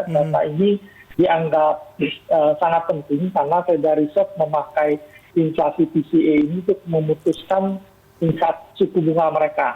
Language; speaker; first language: Indonesian; native; Indonesian